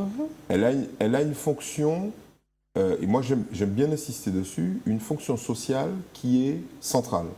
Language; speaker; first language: French; native; French